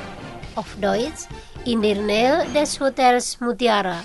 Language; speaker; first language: German; non-native, fluent; Indonesian